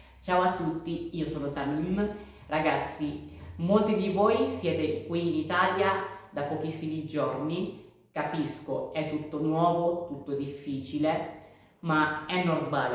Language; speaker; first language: Italian; non-native, fluent; Bangla